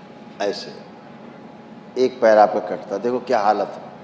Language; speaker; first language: Hindi; native; Hindi